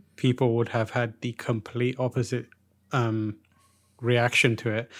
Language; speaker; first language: English; early bilingual, other home language; Urdu